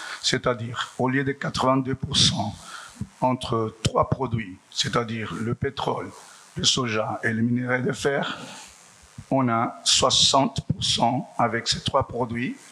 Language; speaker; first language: French; non-native, fluent; Portuguese